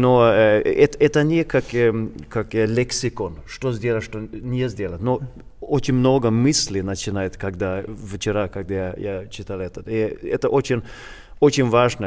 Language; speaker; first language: Russian; non-native, learner; Swedish